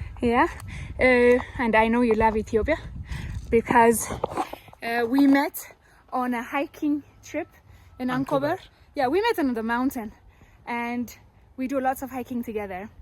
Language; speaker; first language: English; non-native, local second language; Amharic